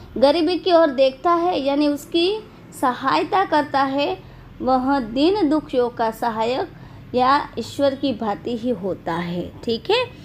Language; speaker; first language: Hindi; non-native, local second language; Gujarati